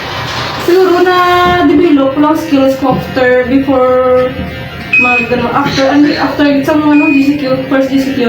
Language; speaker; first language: Filipino; non-native, local second language; Hiligaynon